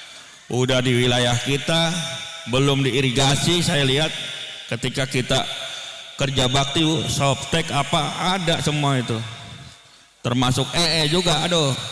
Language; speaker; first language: Indonesian; native; Indonesian